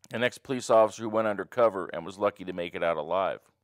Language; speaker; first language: English; native; English